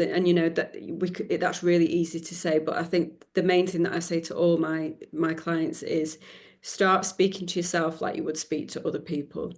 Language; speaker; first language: English; native; English